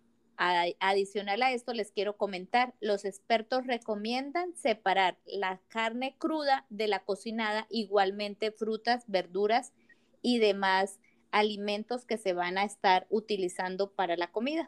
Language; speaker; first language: Spanish; native; Spanish